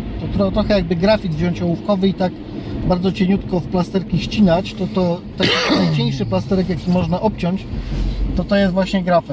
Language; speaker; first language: Polish; native; Polish